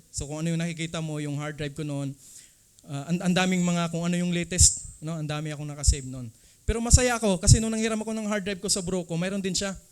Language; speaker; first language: Filipino; non-native, local second language; Cebuano